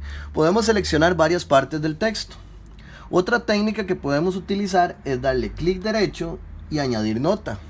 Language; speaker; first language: Spanish; native; Spanish